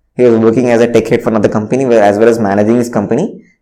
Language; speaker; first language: English; non-native, local second language; Telugu